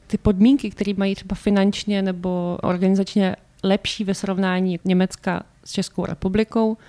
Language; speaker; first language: Czech; native; Czech